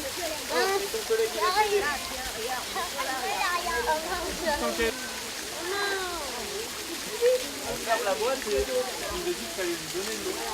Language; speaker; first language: French; native; French